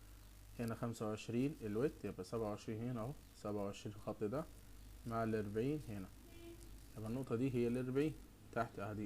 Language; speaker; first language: Arabic; native; Arabic